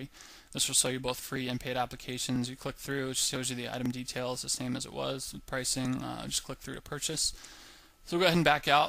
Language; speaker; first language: English; native; English